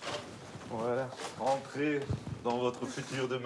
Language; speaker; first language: French; native; French